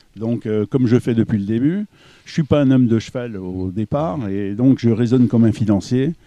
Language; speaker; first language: French; native; French